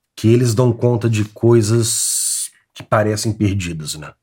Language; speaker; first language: Portuguese; native; Portuguese